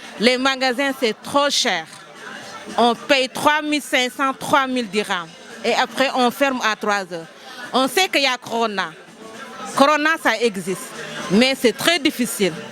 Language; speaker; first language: French; non-native, local second language; Wolof